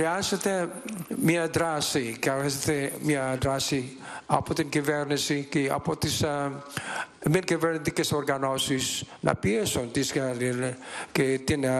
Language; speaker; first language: Greek; non-native, learner; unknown